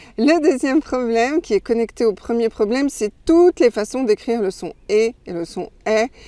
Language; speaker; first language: French; native; French